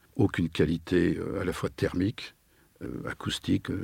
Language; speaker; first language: French; native; French